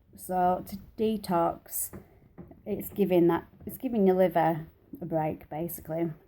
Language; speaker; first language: English; native; English